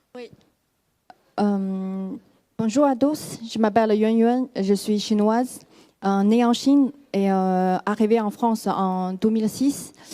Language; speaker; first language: French; non-native, fluent; Chinese